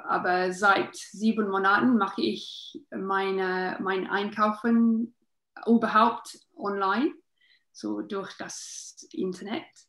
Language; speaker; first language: German; non-native, learner; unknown